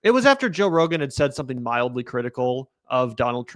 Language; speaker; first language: English; native; English